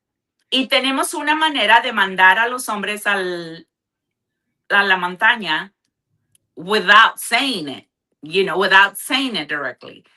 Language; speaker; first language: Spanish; early bilingual, heritage; Spanish